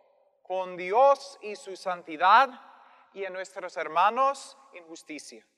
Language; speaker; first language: Spanish; non-native, fluent; English